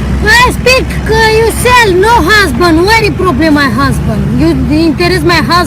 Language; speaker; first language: English; non-native, learner; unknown